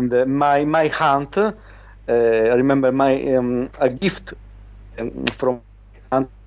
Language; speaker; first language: English; non-native, learner; Italian